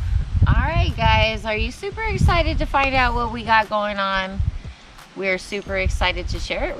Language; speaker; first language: English; native; English